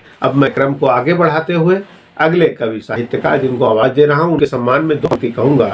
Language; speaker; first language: Hindi; native; Hindi